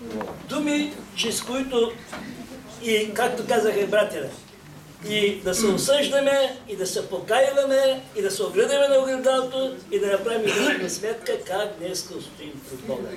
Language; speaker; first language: Bulgarian; non-native, local second language; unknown